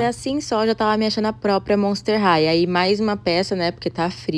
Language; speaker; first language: Portuguese; native; Portuguese